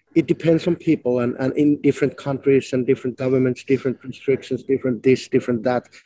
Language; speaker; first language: English; non-native, fluent; Finnish